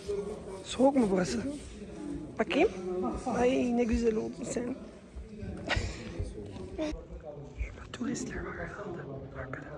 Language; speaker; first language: Turkish; early bilingual, heritage; Turkish